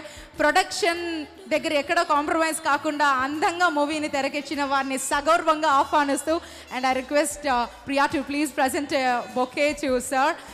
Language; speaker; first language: Telugu; native; Telugu